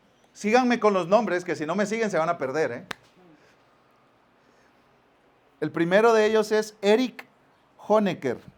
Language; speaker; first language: Spanish; native; Spanish